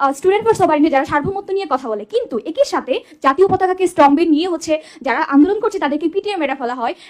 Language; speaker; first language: Bangla; non-native, local second language; Chakma